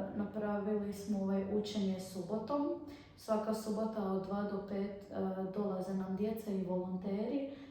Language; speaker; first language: Bosnian; early bilingual, other home language; Arabic